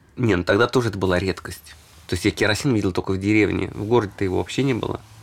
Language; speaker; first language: Russian; native; Russian